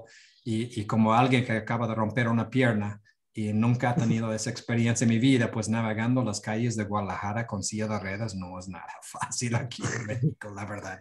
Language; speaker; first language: Spanish; non-native, fluent; English